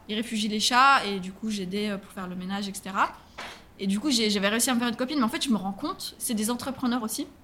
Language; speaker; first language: French; native; French